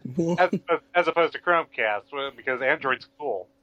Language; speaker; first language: English; native; English